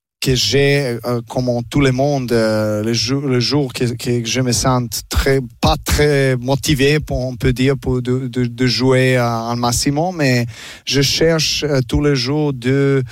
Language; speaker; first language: French; non-native, learner; Serbian